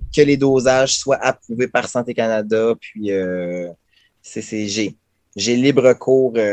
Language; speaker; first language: French; native; French